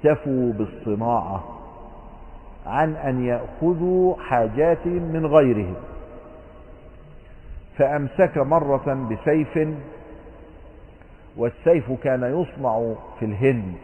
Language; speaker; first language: Arabic; native; Arabic